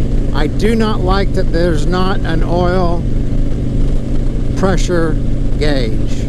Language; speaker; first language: English; native; English